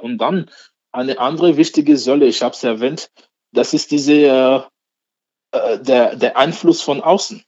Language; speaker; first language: German; non-native, fluent; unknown